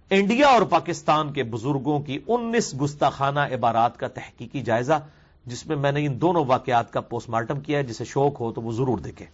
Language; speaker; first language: Urdu; non-native, local second language; Punjabi